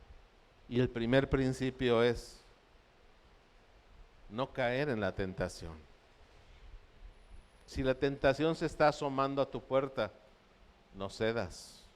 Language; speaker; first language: Spanish; native; Spanish